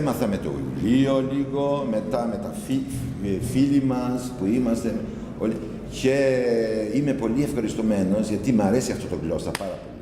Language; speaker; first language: Greek; non-native, learner; Albanian